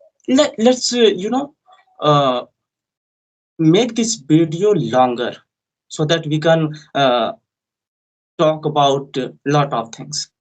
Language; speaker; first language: English; non-native, learner; Hindi